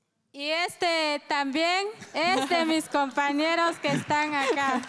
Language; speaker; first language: Spanish; non-native, local second language; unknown